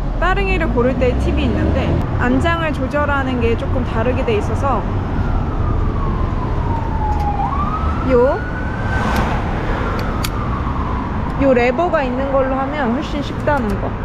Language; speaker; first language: Korean; native; Korean